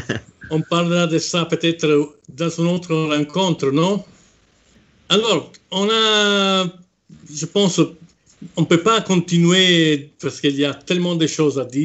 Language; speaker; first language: French; non-native, fluent; Italian